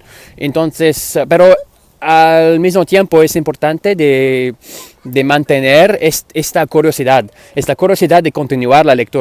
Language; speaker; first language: Spanish; non-native, fluent; English